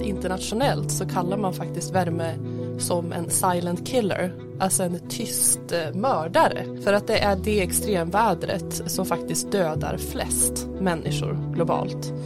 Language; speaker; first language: Swedish; native; Swedish